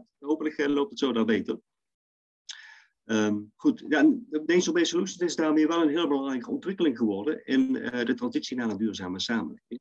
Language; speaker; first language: Dutch; native; Dutch